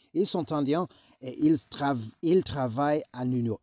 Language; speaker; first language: French; early bilingual, other home language; English